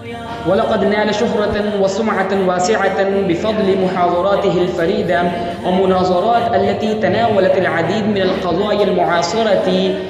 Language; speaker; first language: Arabic; non-native, fluent; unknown